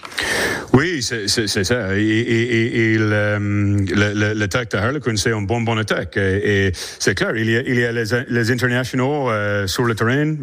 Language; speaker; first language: French; non-native, learner; English